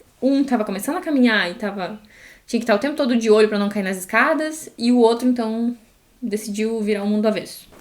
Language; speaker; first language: Portuguese; native; Portuguese